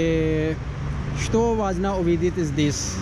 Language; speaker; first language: Russian; non-native, learner; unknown